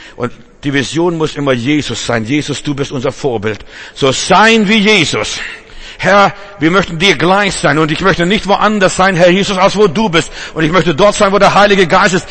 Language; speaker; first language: German; non-native, fluent; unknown